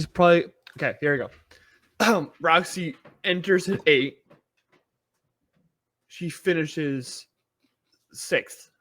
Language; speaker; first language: English; native; English